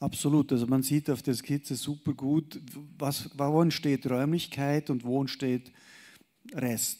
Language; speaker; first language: German; native; German